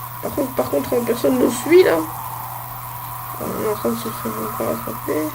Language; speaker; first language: French; native; French